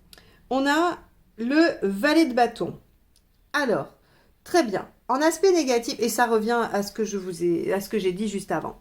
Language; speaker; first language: French; native; French